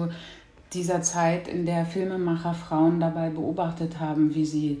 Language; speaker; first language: German; native; German